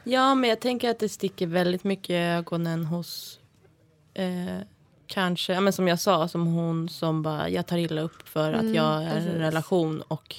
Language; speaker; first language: Swedish; native; Swedish